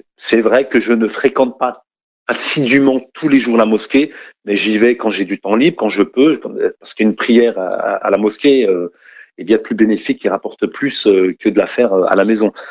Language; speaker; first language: French; native; French